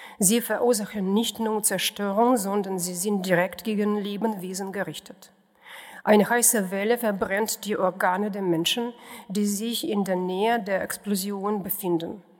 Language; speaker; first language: German; non-native, fluent; Russian